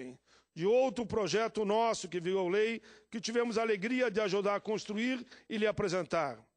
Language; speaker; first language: Portuguese; native; Portuguese